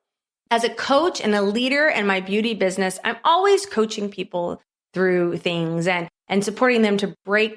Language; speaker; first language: English; native; English